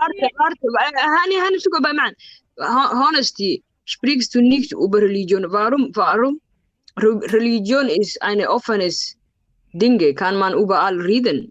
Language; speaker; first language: German; non-native, fluent; Somali